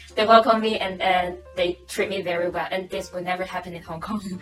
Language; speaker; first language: English; non-native, local second language; Cantonese